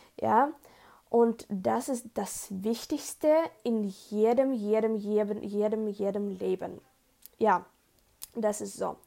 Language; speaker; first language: German; non-native, learner; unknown